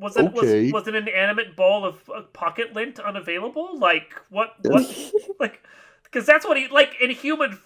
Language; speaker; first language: English; native; English